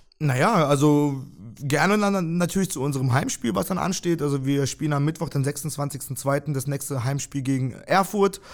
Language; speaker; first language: German; early bilingual, other home language; Russian